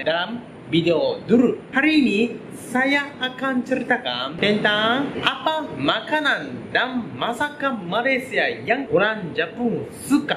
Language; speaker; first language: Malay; non-native, learner; Japanese